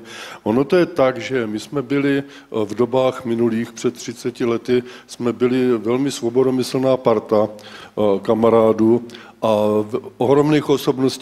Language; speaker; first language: Czech; native; Czech